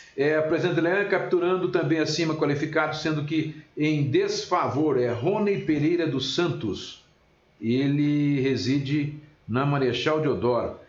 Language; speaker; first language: Portuguese; native; Portuguese